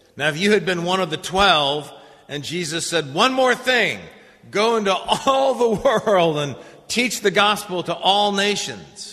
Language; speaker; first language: English; native; English